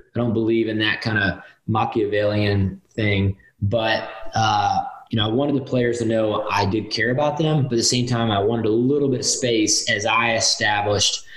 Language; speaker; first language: English; native; English